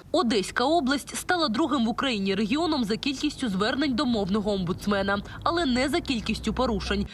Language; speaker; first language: Ukrainian; native; Ukrainian